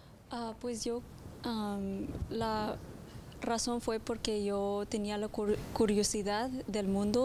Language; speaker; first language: Spanish; early bilingual, other home language; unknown